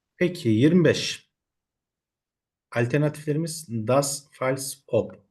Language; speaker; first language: Turkish; native; Turkish